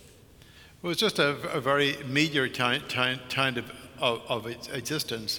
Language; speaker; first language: English; native; English